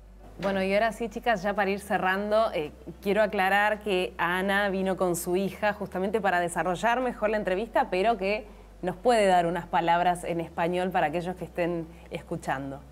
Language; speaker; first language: Spanish; native; Spanish